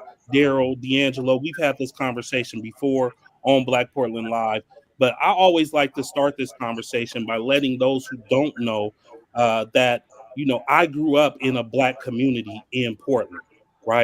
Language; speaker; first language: English; native; English